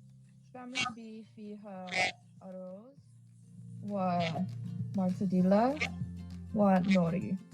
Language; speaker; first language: Arabic; non-native, learner; English